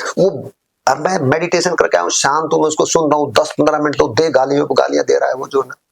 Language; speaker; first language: Hindi; native; Hindi